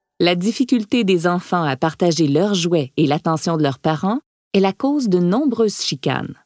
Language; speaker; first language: French; native; French